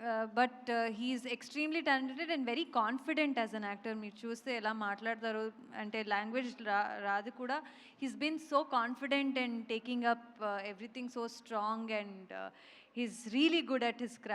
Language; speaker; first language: Telugu; non-native, local second language; Kannada